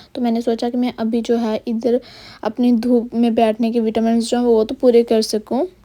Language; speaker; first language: Urdu; non-native, local second language; Punjabi